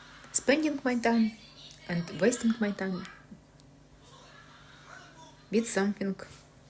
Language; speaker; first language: English; non-native, learner; Ukrainian